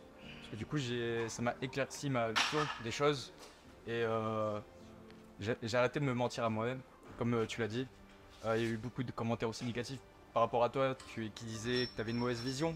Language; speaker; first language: French; native; French